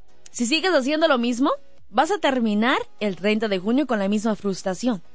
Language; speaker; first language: Spanish; early bilingual, heritage; Spanish